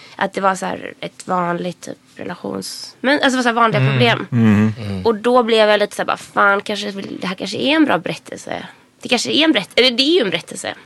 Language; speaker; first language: Swedish; native; Swedish